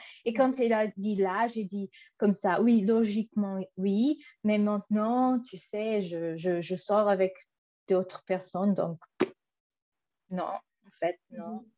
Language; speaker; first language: French; non-native, fluent; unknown